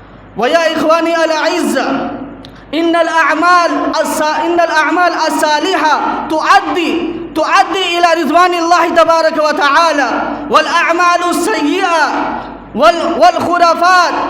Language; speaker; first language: Arabic; non-native, fluent; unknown